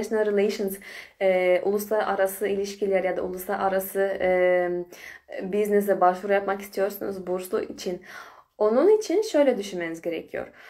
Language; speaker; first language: Turkish; non-native, fluent; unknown